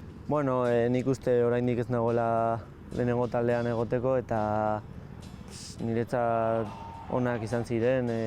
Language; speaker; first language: Basque; non-native, local second language; Spanish